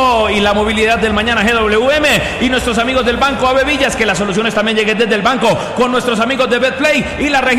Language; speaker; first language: Spanish; native; Spanish